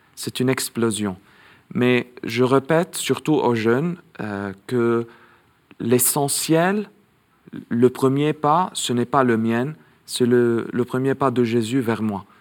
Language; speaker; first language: French; non-native, local second language; Arabic